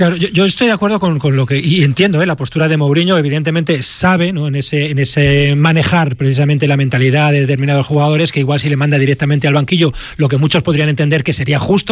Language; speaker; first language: Spanish; native; Spanish